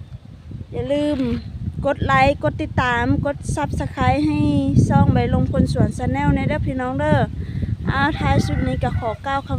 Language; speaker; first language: Thai; non-native, local second language; Lao